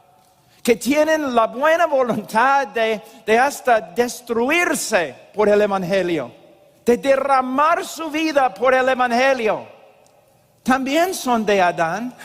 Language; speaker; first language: Spanish; non-native, fluent; English